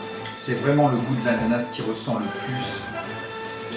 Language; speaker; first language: French; native; French